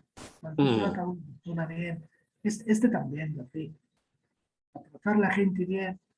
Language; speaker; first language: Spanish; non-native, fluent; Arabic